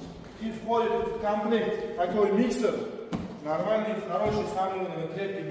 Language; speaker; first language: Russian; non-native, fluent; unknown